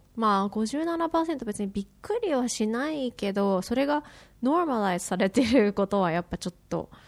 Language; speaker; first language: Japanese; native; Japanese